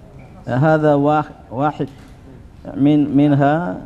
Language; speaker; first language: Arabic; non-native, fluent; Indonesian